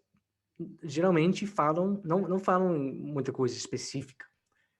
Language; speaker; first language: Portuguese; non-native, fluent; English